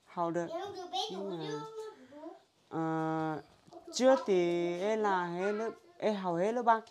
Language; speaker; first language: Vietnamese; non-native, local second language; Hmong